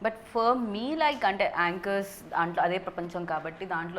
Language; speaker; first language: Telugu; native; Telugu